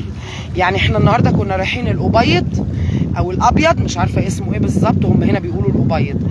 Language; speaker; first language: Arabic; native; Arabic